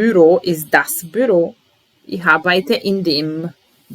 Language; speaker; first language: German; non-native, fluent; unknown